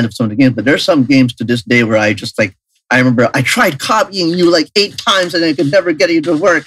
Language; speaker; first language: English; non-native, local second language; Filipino